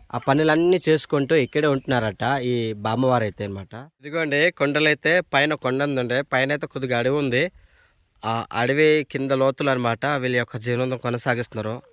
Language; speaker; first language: Telugu; non-native, local second language; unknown